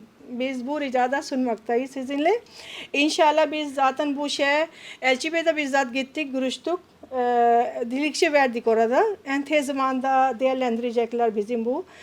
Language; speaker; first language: Turkish; non-native, fluent; Urdu